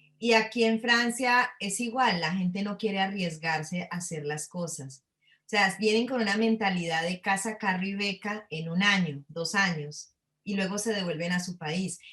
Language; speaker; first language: Spanish; native; Spanish